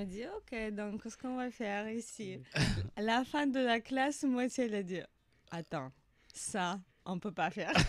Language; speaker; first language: French; non-native, learner; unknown